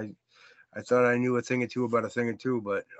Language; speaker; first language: English; native; English